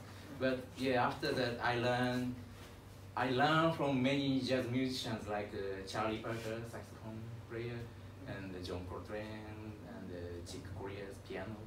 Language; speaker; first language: English; non-native, learner; Japanese